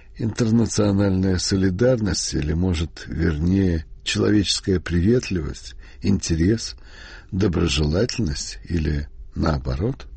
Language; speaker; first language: Russian; native; Russian